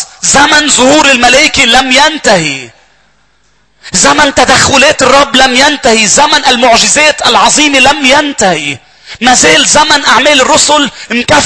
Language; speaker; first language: Arabic; native; Arabic